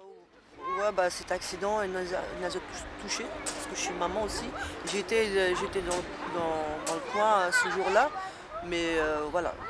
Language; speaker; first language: French; non-native, local second language; Arabic